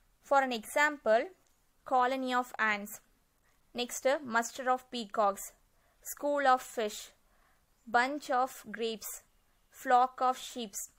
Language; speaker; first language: English; non-native, local second language; Tamil